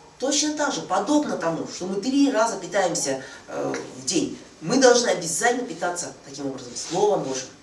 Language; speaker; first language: Russian; non-native, fluent; Korean